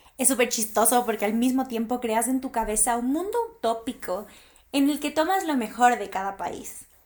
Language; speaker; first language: Spanish; native; Spanish